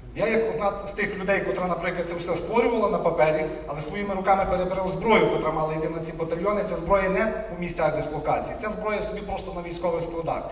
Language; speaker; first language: Ukrainian; native; Ukrainian